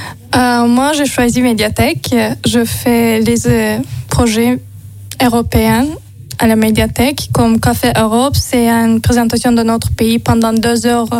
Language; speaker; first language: French; non-native, learner; Azerbaijani